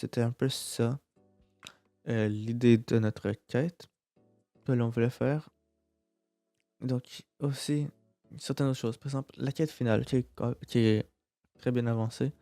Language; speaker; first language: French; native; French